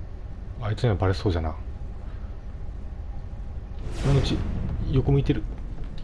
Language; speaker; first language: Japanese; native; Japanese